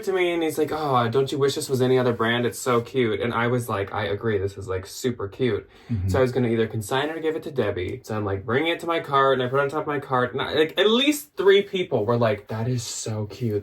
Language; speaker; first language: English; native; English